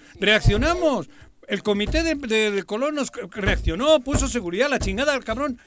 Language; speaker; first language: Spanish; native; Spanish